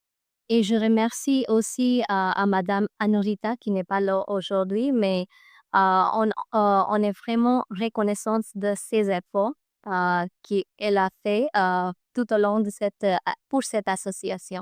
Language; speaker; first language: French; non-native, fluent; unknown